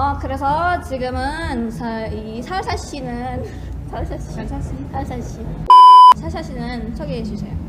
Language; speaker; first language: Korean; non-native, learner; Indonesian